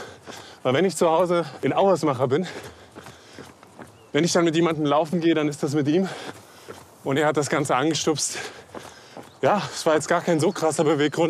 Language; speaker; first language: German; native; German